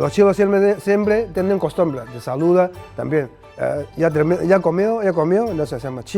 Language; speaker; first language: Spanish; non-native, learner; Chinese